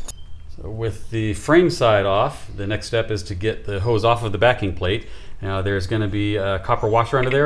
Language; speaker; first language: English; native; English